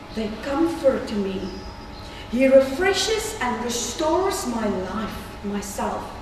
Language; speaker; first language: English; non-native, local second language; Afrikaans